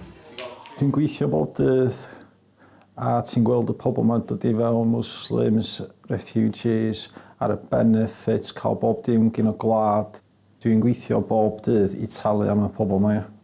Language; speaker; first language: Welsh; native; Welsh